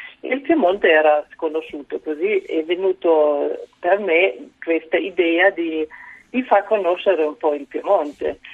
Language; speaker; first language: Italian; non-native, fluent; German